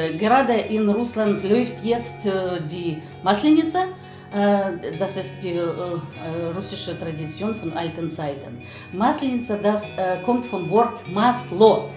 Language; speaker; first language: German; non-native, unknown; Russian